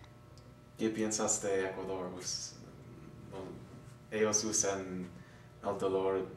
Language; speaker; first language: Spanish; non-native, learner; English